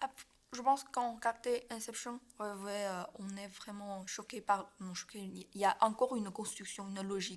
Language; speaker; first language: French; non-native, learner; Chinese